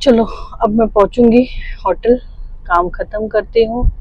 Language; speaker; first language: Hindi; non-native, local second language; Marathi